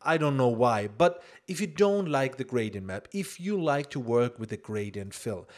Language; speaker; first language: English; non-native, fluent; German